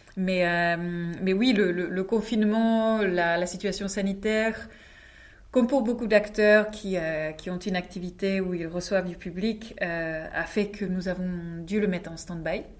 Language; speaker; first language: French; non-native, fluent; Czech